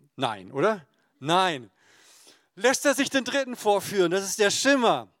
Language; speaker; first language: German; native; German